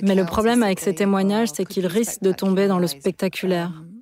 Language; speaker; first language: French; early bilingual, other home language; Arabic